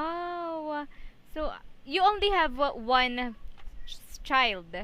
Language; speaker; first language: English; non-native, fluent; Filipino